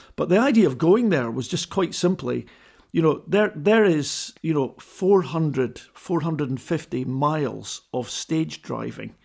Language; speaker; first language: English; native; English